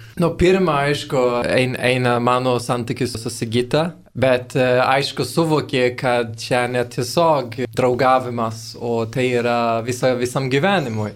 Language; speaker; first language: Lithuanian; non-native, fluent; Swedish